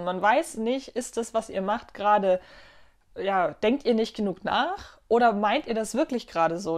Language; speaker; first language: German; native; German